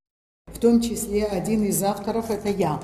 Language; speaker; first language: Russian; native; Russian